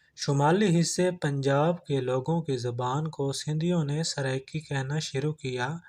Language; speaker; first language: Urdu; non-native, local second language; Punjabi